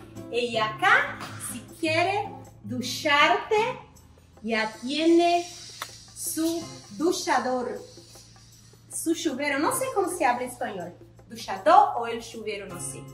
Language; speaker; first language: Spanish; non-native, learner; Portuguese